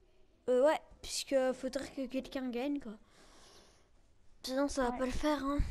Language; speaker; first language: French; native; French